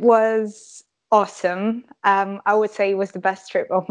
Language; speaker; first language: English; non-native, fluent; Croatian